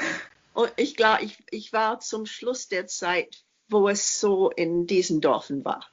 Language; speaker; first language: German; non-native, fluent; English